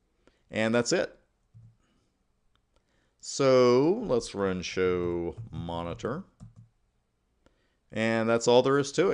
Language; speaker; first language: English; native; English